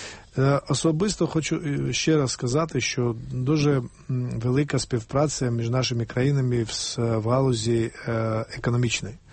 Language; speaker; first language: Ukrainian; non-native, fluent; Georgian